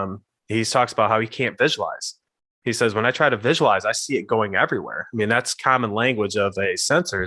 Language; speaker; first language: English; native; English